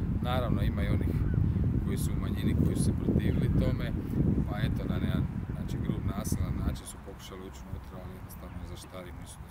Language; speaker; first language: Croatian; native; Croatian